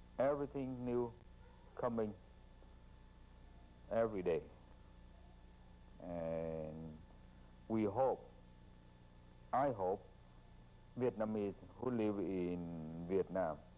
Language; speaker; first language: English; non-native, learner; Vietnamese